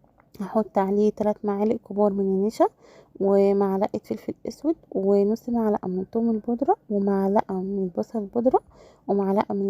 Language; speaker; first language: Arabic; native; Arabic